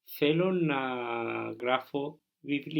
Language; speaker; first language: Greek; non-native, learner; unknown